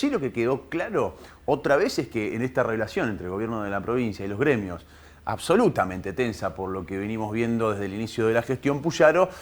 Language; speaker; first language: Spanish; native; Spanish